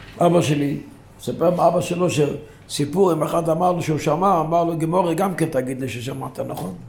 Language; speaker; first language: Hebrew; non-native, local second language; Yiddish